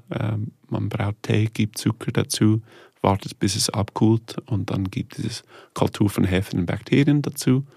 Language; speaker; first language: German; non-native, fluent; English